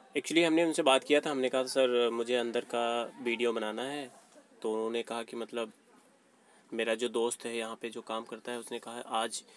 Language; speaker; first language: Hindi; native; Hindi